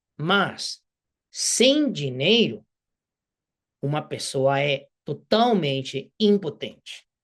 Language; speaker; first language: Portuguese; non-native, fluent; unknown